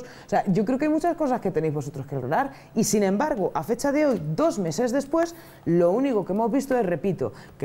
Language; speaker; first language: Spanish; native; Spanish